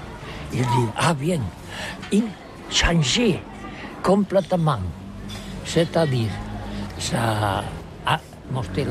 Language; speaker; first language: French; non-native, learner; Catalan